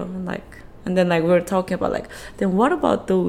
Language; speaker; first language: English; non-native, fluent; Korean